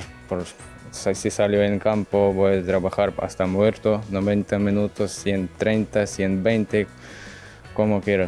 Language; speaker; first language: Spanish; non-native, learner; Ukrainian